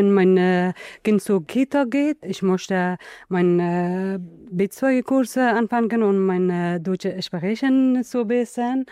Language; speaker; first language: German; non-native, learner; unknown